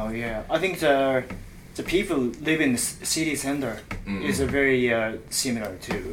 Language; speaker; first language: English; non-native, learner; Japanese